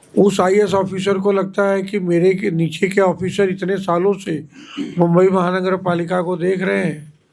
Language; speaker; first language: Hindi; non-native, local second language; Marathi